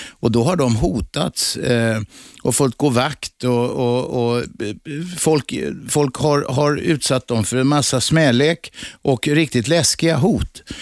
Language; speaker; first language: Swedish; native; Swedish